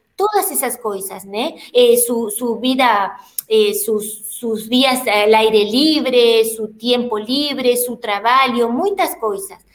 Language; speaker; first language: Portuguese; non-native, learner; Spanish